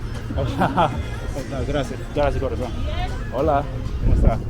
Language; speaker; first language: Spanish; non-native, learner; English